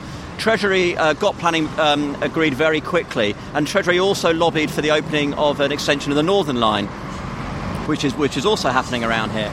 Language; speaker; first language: English; native; English